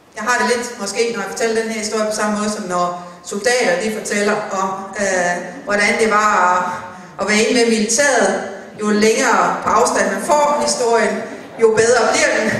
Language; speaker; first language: Danish; native; Danish